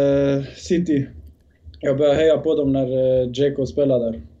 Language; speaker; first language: Swedish; early bilingual, other home language; Bosnian